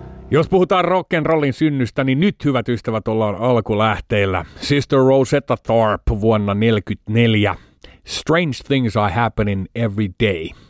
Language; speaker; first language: Finnish; native; Finnish